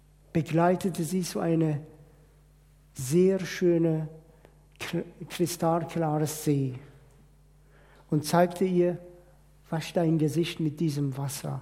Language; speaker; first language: German; non-native, fluent; Persian